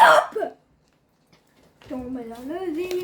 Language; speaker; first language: French; native; French